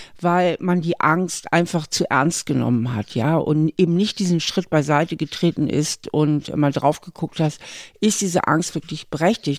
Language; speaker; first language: German; native; German